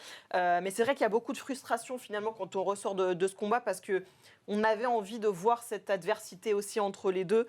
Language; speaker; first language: French; native; French